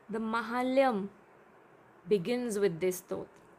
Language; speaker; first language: English; non-native, local second language; Hindi